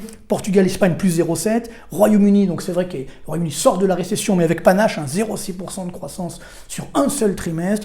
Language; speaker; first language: French; native; French